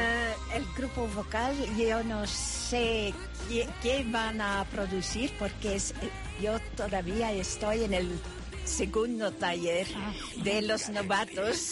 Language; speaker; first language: Spanish; non-native, learner; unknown